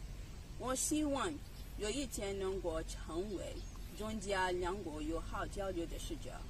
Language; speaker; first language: Chinese; non-native, learner; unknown